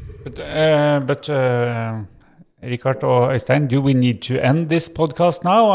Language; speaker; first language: English; non-native, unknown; Norwegian